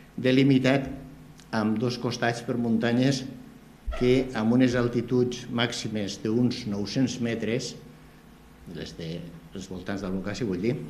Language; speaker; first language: Catalan; native; Catalan